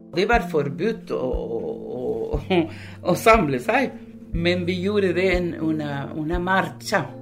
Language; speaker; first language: Norwegian; non-native, fluent; Spanish